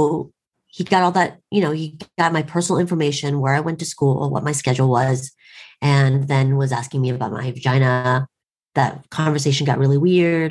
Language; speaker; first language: English; native; English